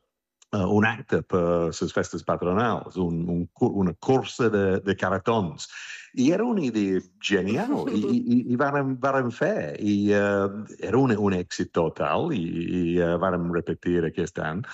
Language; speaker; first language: Catalan; non-native, fluent; English